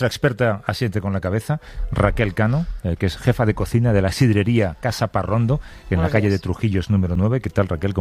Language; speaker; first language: Spanish; native; Spanish